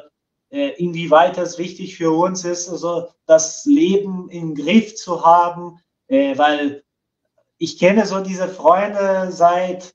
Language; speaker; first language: German; non-native, fluent; Portuguese